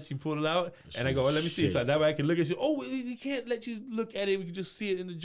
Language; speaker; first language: English; native; English